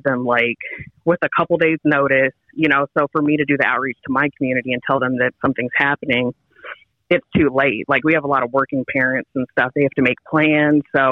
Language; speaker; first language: English; native; English